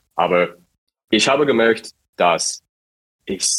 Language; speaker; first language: German; non-native, fluent; English